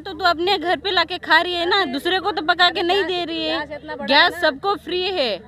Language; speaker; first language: Hindi; non-native, local second language; Kannada